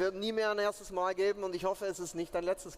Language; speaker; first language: German; native; German